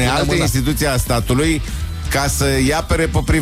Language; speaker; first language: Romanian; native; Romanian